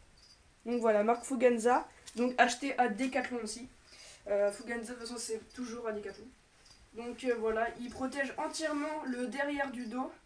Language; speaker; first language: French; native; French